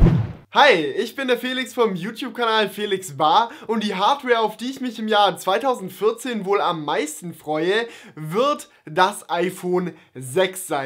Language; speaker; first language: German; native; German